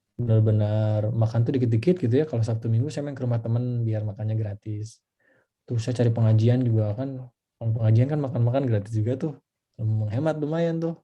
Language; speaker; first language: Indonesian; non-native, local second language; Sundanese